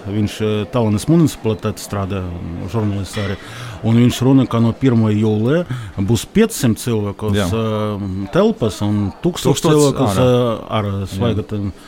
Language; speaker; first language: Latvian; non-native, local second language; Russian